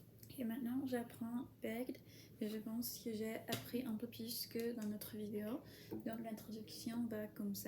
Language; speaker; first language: French; non-native, fluent; Spanish